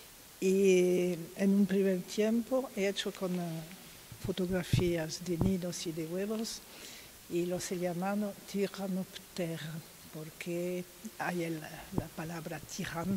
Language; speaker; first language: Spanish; non-native, learner; French